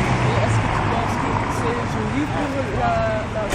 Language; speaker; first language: French; non-native, learner; Dutch